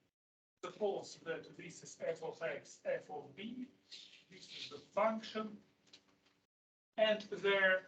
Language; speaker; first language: English; non-native, fluent; Russian